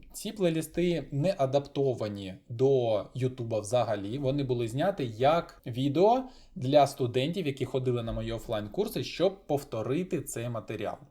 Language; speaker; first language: Ukrainian; non-native, local second language; Russian